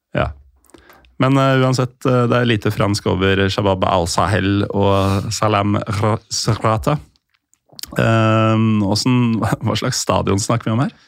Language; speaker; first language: Norwegian; native; Norwegian